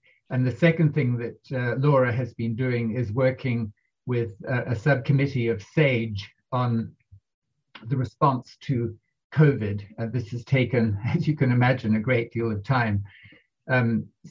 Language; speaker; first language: English; native; English